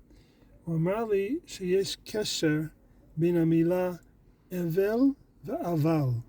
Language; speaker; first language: Hebrew; non-native, fluent; English